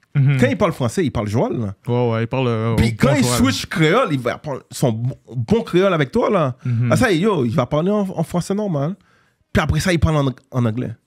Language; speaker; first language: French; native; French